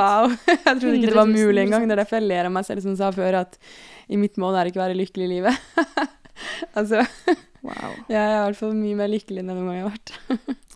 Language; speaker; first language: Norwegian; native; Norwegian